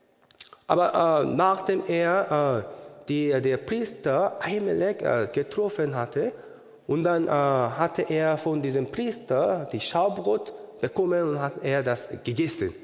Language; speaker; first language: German; non-native, learner; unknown